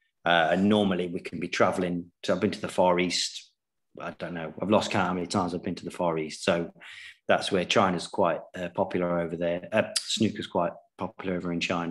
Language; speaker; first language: English; native; English